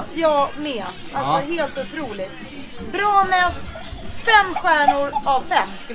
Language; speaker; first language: Swedish; native; Swedish